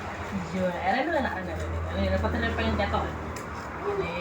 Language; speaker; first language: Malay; non-native, local second language; Javanese